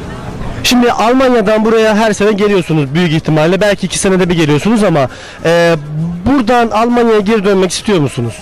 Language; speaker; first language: Turkish; native; Turkish